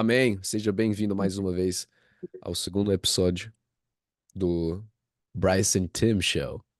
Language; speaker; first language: Portuguese; non-native, fluent; English